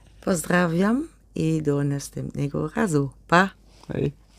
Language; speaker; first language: Polish; non-native, learner; Dutch